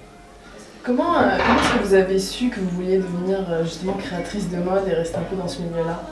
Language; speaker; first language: French; native; French